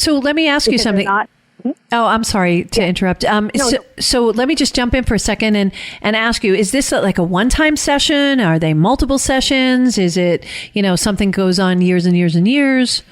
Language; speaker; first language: English; native; English